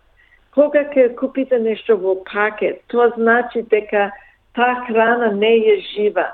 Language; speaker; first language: Macedonian; early bilingual, heritage; Macedonian